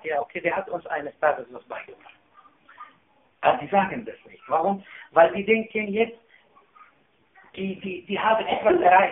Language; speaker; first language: German; non-native, fluent; Arabic